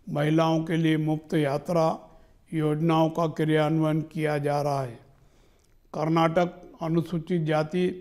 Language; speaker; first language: Hindi; native; Hindi